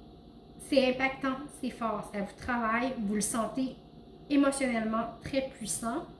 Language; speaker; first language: French; native; French